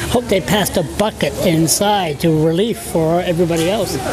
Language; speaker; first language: English; non-native, local second language; French